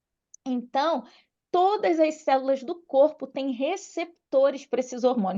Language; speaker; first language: Portuguese; native; Portuguese